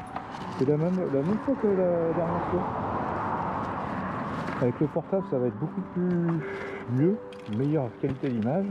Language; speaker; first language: French; native; French